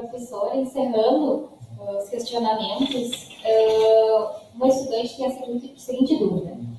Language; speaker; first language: Portuguese; native; Portuguese